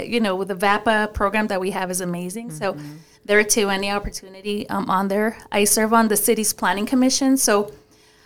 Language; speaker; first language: English; early bilingual, other home language; Spanish